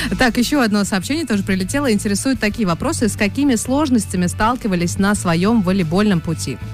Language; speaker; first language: Russian; native; Russian